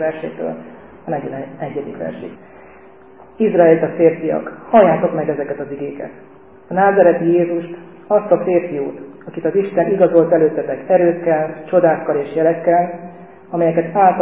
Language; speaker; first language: Hungarian; native; Hungarian